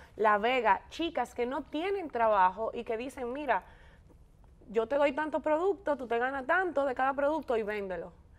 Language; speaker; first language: Spanish; native; Spanish